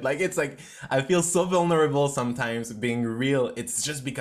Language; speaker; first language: English; non-native, fluent; French